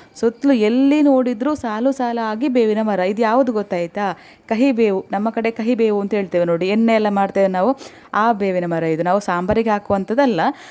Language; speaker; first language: Kannada; non-native, local second language; Tulu